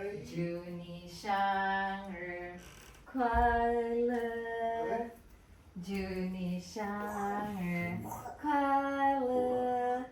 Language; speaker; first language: Chinese; non-native, learner; Filipino